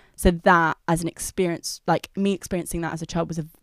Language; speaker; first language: English; native; English